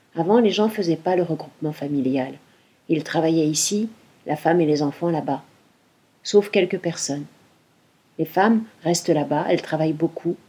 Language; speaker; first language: French; non-native, learner; Arabic